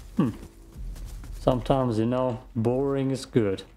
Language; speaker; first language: English; non-native, fluent; German